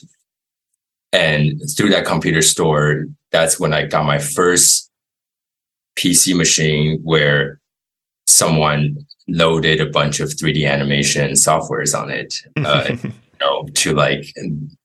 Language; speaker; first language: English; non-native, fluent; Chinese